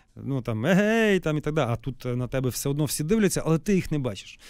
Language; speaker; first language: Ukrainian; native; Ukrainian